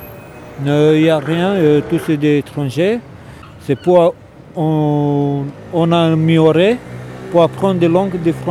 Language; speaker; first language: French; non-native, learner; Romanian